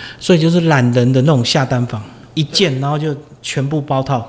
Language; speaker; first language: Chinese; native; Chinese